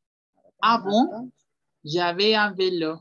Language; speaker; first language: French; non-native, fluent; Spanish